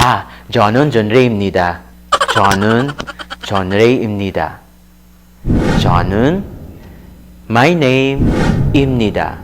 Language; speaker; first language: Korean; non-native, learner; Filipino